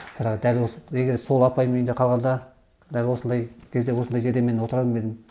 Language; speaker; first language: Kazakh; early bilingual, heritage; Kazakh